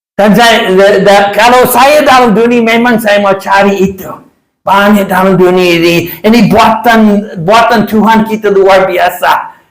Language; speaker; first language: Malay; non-native, fluent; English